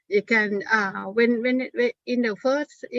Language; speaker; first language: English; non-native, learner; Thai